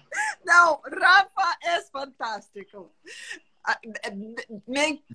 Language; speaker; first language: Spanish; non-native, fluent; Portuguese